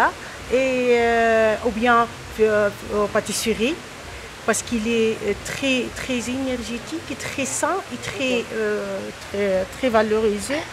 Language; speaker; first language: French; non-native, local second language; Arabic